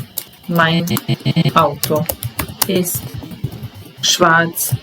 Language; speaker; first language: German; non-native, fluent; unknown